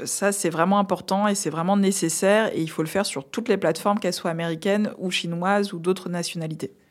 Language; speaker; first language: French; native; French